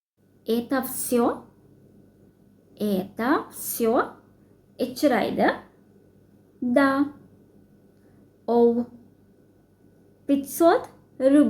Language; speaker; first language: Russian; non-native, fluent; Sinhala